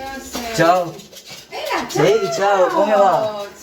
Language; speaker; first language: Italian; non-native, learner; Urdu